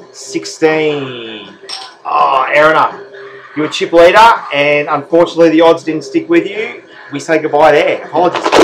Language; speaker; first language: English; native; English